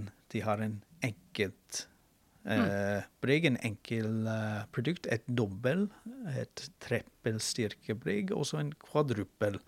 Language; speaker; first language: Norwegian; non-native, fluent; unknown